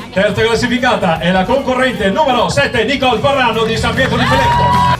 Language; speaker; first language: Italian; native; Italian